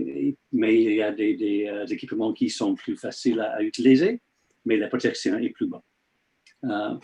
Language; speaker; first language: French; non-native, learner; English